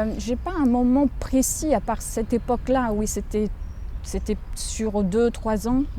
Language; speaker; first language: French; non-native, fluent; Portuguese